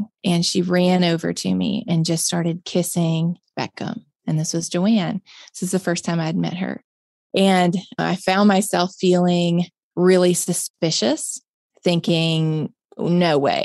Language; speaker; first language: English; native; English